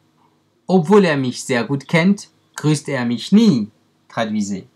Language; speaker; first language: German; non-native, fluent; French